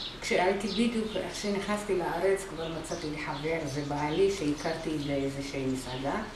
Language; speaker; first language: Hebrew; non-native, fluent; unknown